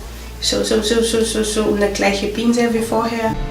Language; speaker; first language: German; non-native, fluent; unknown